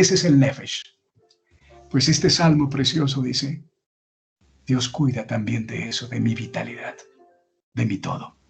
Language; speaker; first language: Spanish; native; Spanish